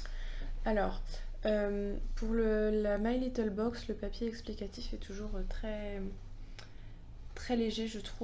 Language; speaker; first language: French; native; French